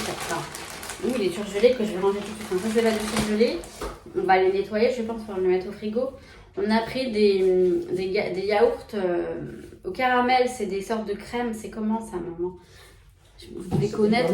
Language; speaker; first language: French; native; French